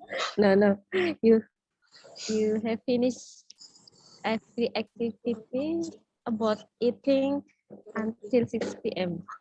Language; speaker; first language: English; non-native, learner; Indonesian